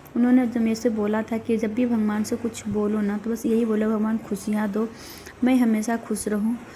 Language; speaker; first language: Hindi; native; Hindi